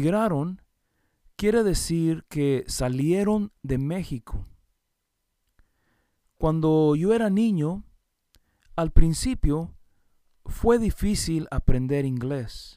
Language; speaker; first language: Spanish; early bilingual, heritage; Spanish